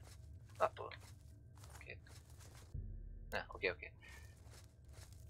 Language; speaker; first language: Japanese; non-native, learner; French